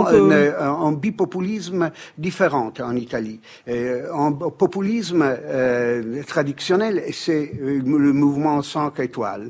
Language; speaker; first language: French; non-native, fluent; Italian